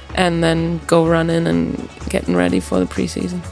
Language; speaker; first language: English; non-native, fluent; German